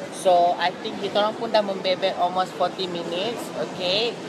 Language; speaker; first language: English; non-native, local second language; Malay